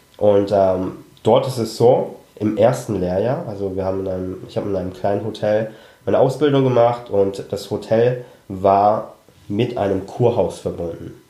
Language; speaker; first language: German; early bilingual, other home language; Cantonese